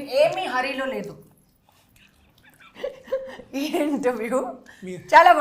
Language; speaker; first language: Telugu; non-native, learner; Hindi